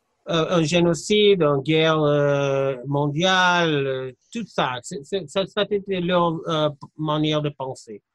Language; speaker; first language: French; non-native, fluent; English